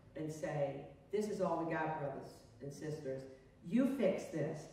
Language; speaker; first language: English; native; English